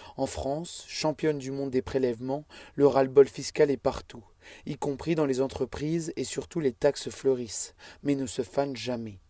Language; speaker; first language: French; native; French